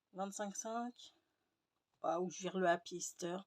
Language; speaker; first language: French; native; French